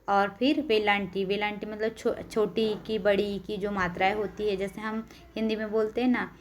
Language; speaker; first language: Hindi; non-native, local second language; Marathi